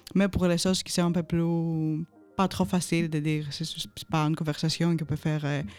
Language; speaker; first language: French; non-native, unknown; Greek